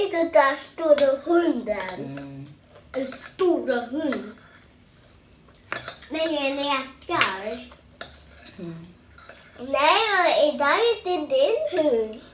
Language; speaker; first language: Swedish; early bilingual, other home language; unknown